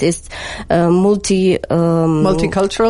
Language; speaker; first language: English; non-native, learner; Ukrainian